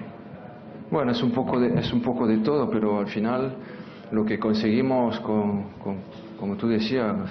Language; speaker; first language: Spanish; non-native, fluent; French